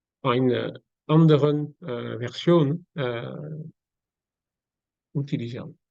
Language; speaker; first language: German; non-native, learner; French